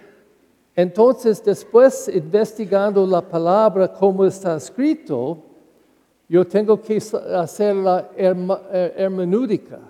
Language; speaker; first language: Spanish; non-native, learner; English